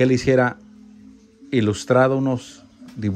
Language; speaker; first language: Spanish; native; Spanish